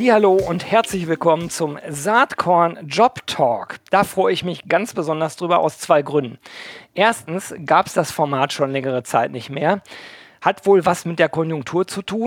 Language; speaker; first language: German; native; German